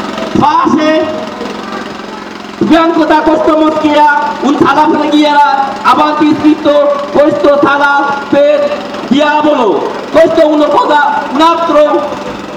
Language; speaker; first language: Italian; non-native, learner; Bangla